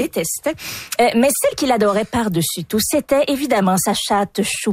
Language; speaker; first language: French; native; French